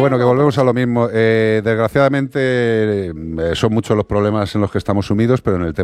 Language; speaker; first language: Spanish; native; Spanish